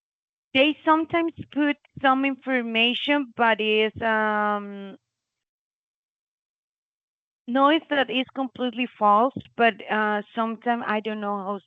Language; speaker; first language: English; non-native, learner; Spanish